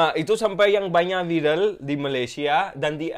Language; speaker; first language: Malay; non-native, fluent; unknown